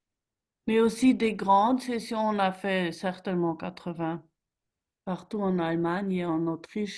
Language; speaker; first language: French; non-native, fluent; German